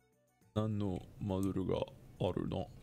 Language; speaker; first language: Japanese; non-native, learner; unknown